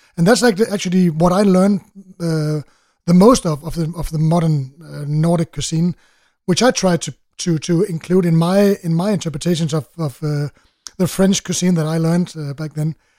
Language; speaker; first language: English; non-native, fluent; Danish